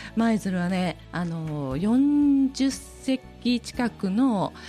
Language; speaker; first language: Japanese; native; Japanese